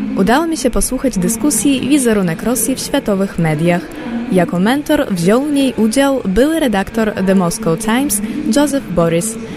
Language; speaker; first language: Polish; non-native, fluent; Russian